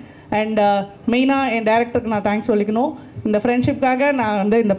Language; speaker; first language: Tamil; native; Tamil